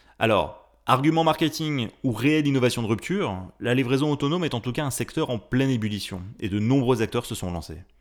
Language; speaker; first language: French; native; French